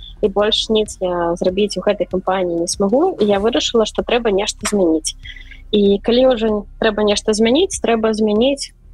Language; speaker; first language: Belarusian; non-native, local second language; Russian